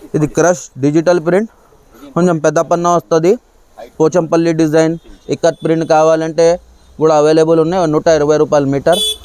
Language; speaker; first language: Telugu; non-native, local second language; Urdu